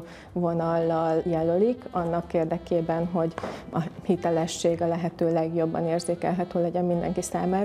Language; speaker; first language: Hungarian; native; Hungarian